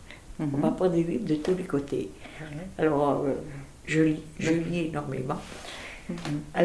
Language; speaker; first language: French; native; French